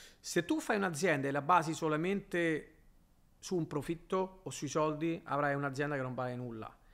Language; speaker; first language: Italian; native; Italian